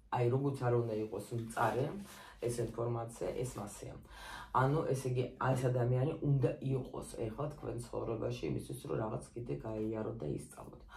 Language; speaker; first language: Georgian; non-native, local second language; Russian